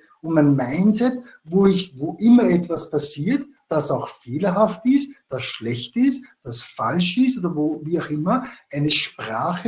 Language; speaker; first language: German; native; German